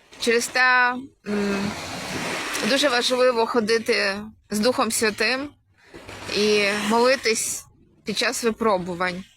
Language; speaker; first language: Ukrainian; native; Ukrainian